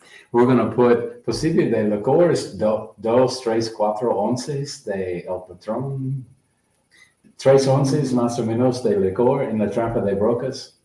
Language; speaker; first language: Spanish; non-native, learner; English